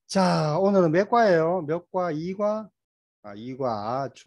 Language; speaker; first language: Korean; native; Korean